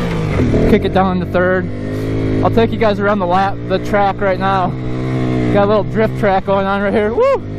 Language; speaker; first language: English; native; English